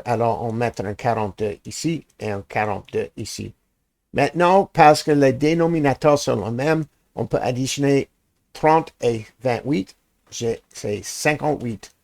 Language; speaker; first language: French; non-native, learner; English